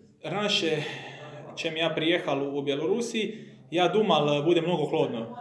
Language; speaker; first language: Russian; non-native, learner; Croatian